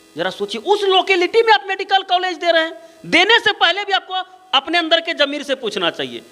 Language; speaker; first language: Hindi; native; Hindi